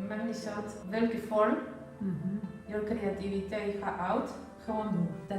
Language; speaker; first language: Dutch; non-native, learner; Spanish